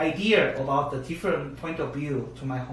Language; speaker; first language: English; non-native, learner; Korean